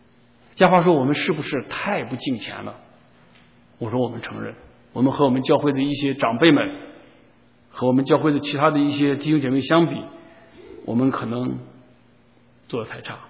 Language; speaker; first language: Chinese; native; Chinese